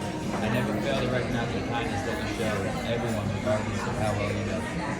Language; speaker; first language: English; native; English